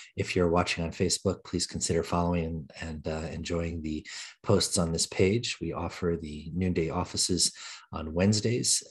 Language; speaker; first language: English; native; English